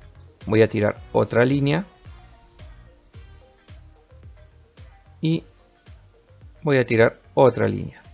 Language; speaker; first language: Spanish; native; Spanish